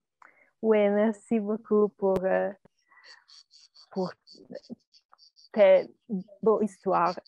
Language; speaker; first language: French; non-native, learner; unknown